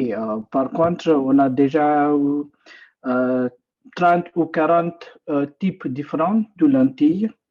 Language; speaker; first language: French; non-native, learner; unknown